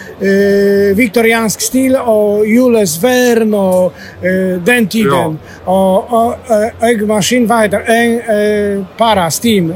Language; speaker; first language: Swedish; non-native, learner; Polish